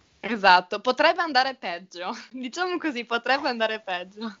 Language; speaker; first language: Italian; native; Italian